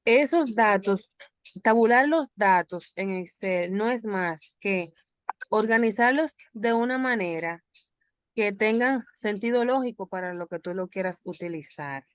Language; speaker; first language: Spanish; native; Spanish